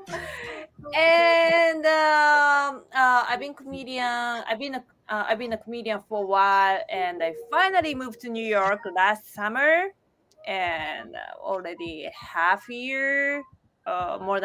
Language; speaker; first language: English; non-native, fluent; Japanese